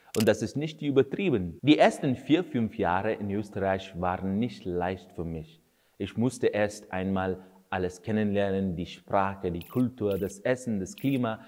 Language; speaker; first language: German; non-native, fluent; Kannada